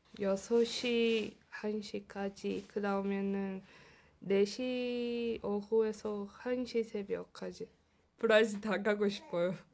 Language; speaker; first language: Korean; non-native, learner; Portuguese